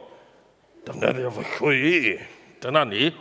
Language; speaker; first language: Welsh; non-native, fluent; English